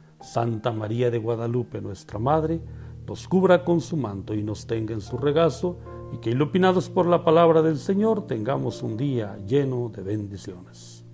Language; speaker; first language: Spanish; native; Spanish